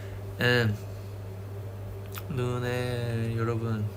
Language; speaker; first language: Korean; non-native, fluent; Chinese